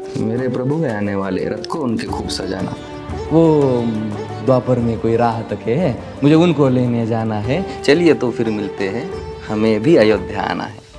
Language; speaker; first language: Hindi; non-native, local second language; Marathi